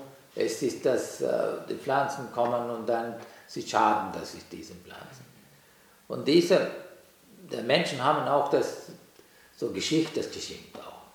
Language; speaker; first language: German; non-native, learner; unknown